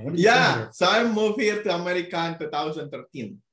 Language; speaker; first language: English; non-native, fluent; Indonesian